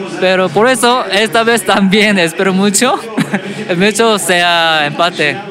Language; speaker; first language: Spanish; non-native, learner; Korean